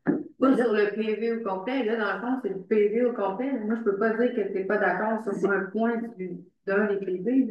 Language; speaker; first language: French; native; French